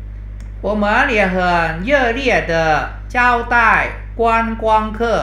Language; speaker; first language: Chinese; non-native, fluent; Thai